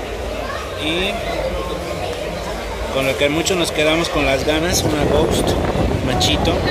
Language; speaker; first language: Spanish; native; Spanish